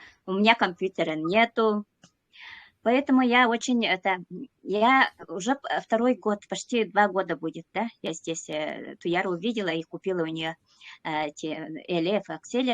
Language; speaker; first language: Russian; non-native, local second language; Yakut